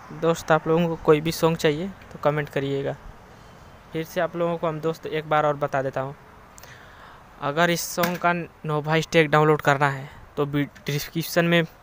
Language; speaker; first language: Hindi; non-native, local second language; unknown